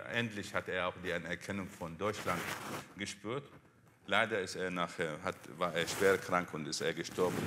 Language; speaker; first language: German; non-native, fluent; Arabic